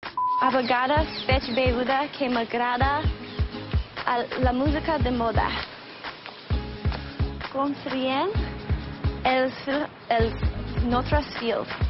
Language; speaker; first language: Catalan; non-native, learner; English